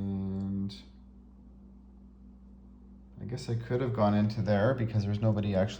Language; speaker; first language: English; native; English